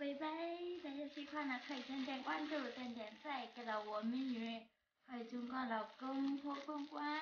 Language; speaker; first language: Chinese; non-native, learner; Lao